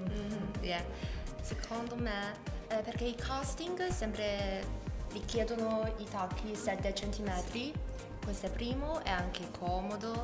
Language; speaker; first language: Italian; non-native, learner; Chinese